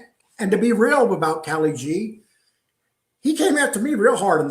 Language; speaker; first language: English; native; English